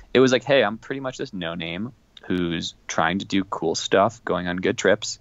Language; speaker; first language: English; native; English